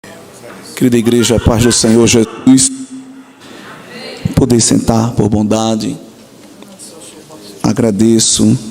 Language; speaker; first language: Portuguese; native; Portuguese